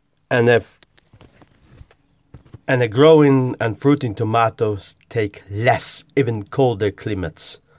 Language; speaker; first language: English; non-native, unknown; Polish